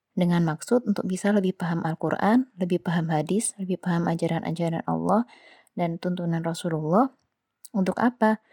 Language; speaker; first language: Indonesian; non-native, local second language; Javanese